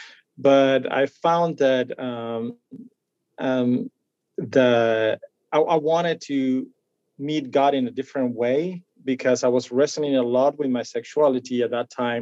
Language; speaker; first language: English; non-native, fluent; Spanish